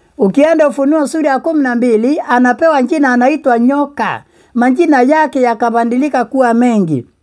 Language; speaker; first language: Swahili; non-native, local second language; Meru